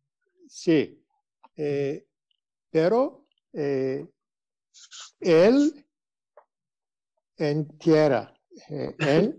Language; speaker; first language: Spanish; non-native, learner; Turkish